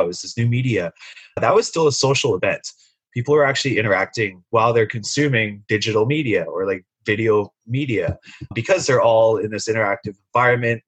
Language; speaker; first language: English; native; English